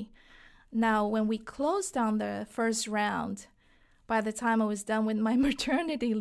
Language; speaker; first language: English; non-native, fluent; Chinese